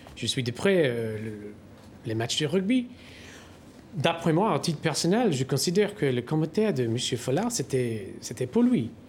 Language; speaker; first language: French; non-native, fluent; English